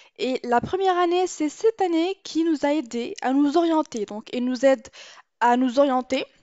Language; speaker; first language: French; non-native, local second language; Arabic